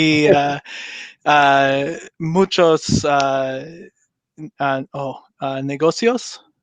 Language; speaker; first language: Spanish; non-native, learner; English